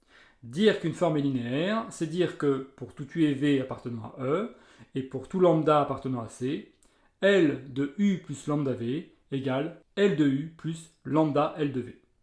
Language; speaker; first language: French; native; French